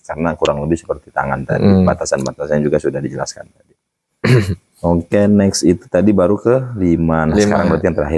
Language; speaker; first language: Indonesian; native; Indonesian